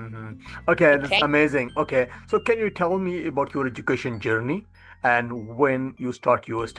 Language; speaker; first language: English; non-native, fluent; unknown